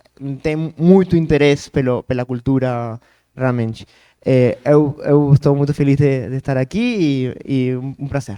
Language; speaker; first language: Portuguese; non-native, learner; Spanish